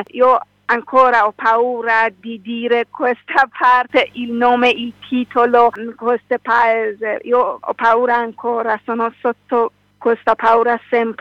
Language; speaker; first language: Italian; non-native, learner; Persian